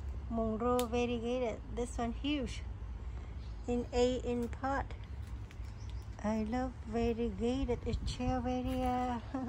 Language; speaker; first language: English; non-native, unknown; Vietnamese